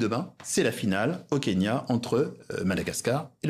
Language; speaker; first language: French; native; French